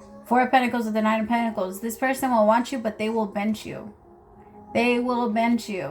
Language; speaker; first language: English; native; English